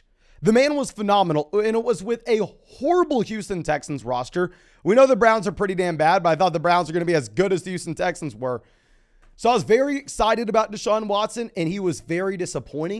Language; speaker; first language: English; native; English